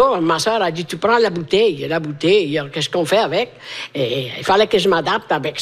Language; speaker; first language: French; non-native, fluent; Italian